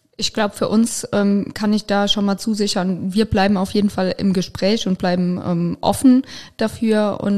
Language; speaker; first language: German; native; German